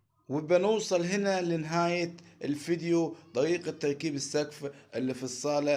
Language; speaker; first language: Arabic; native; Arabic